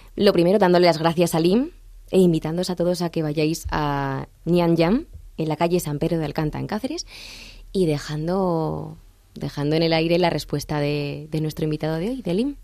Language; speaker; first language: Spanish; native; Spanish